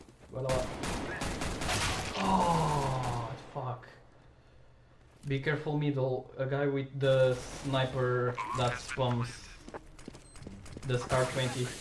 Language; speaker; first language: English; non-native, learner; Portuguese